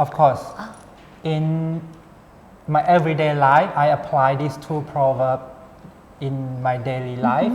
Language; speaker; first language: English; non-native, fluent; Khmer